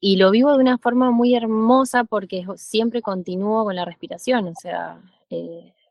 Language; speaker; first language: Spanish; native; Spanish